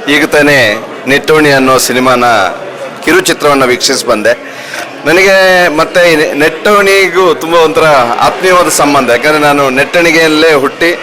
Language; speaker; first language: Kannada; non-native, local second language; Tulu